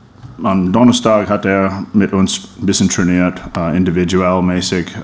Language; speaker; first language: German; non-native, fluent; English